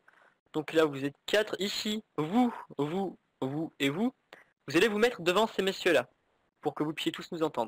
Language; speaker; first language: French; native; French